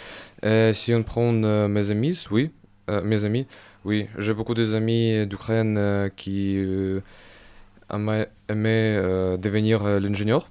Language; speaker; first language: French; non-native, fluent; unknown